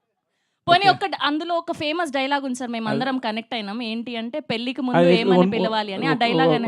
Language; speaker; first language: Telugu; native; Telugu